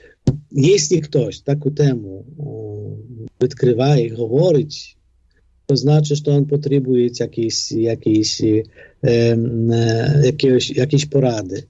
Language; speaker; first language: Polish; non-native, fluent; Ukrainian